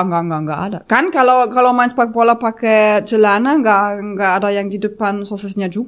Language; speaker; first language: Indonesian; non-native, fluent; German